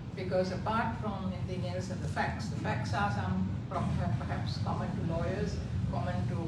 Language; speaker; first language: English; non-native, local second language; Sinhala